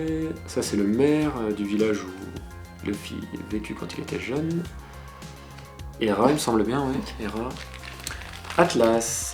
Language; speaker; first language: French; native; French